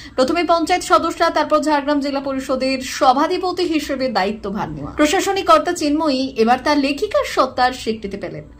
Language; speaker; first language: Bangla; native; Bangla